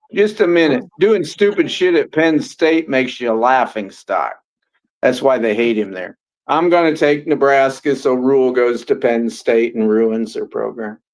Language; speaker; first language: English; native; English